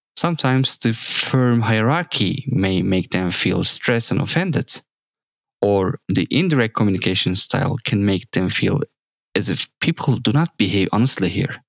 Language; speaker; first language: English; non-native, fluent; Turkish